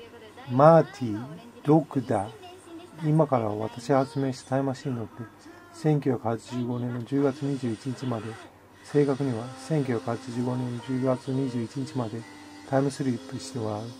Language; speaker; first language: Japanese; native; Japanese